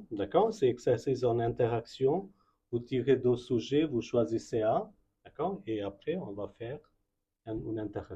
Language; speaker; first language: French; non-native, fluent; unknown